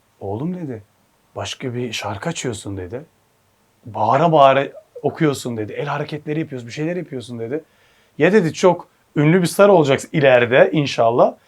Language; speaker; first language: Turkish; early bilingual, heritage; Turkish